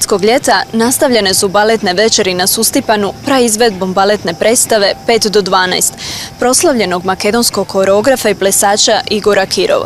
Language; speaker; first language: Croatian; native; Croatian